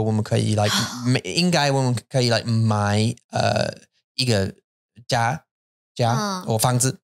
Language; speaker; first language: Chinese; non-native, learner; English